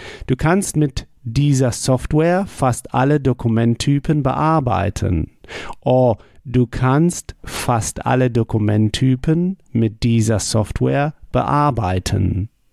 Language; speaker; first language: German; native; German